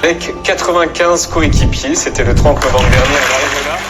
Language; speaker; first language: French; native; French